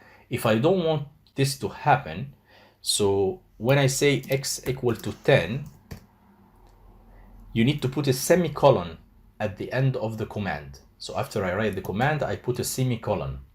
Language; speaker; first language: English; non-native, fluent; Arabic